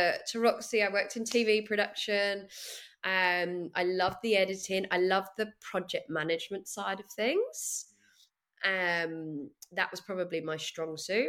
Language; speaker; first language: English; native; English